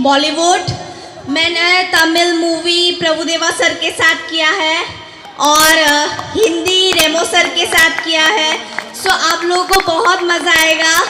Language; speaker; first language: Hindi; non-native, local second language; Bodo